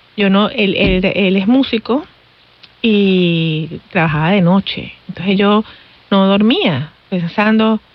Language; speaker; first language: Spanish; native; Spanish